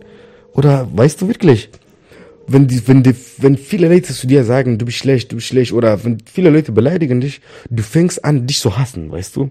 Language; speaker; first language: German; non-native, learner; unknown